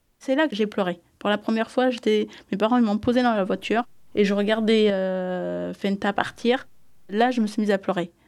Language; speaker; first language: French; early bilingual, other home language; Amharic